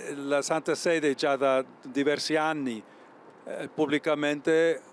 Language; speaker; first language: Italian; non-native, fluent; English